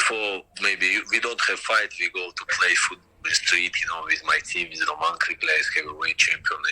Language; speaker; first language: English; non-native, learner; Russian